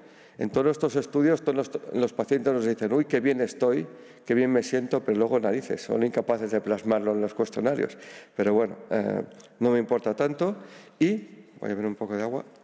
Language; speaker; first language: Spanish; native; Spanish